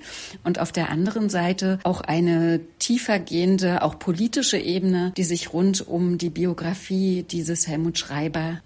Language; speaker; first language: German; native; German